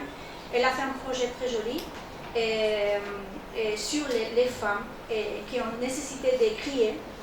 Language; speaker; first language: French; non-native, learner; Spanish